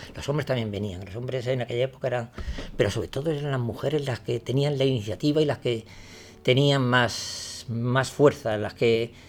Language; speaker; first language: Spanish; native; Spanish